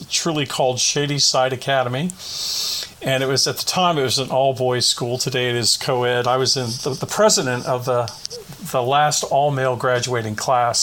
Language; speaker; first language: English; native; English